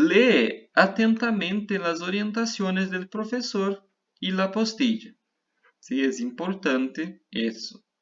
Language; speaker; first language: Spanish; non-native, fluent; Portuguese